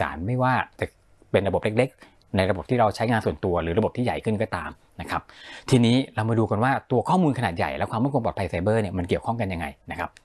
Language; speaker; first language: Thai; native; Thai